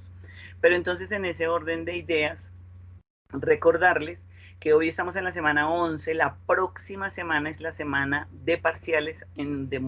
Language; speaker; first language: Spanish; native; Spanish